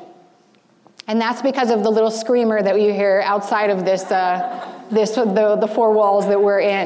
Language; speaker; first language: English; native; English